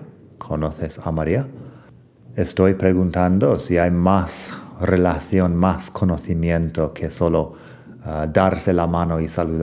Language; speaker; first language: Spanish; non-native, fluent; English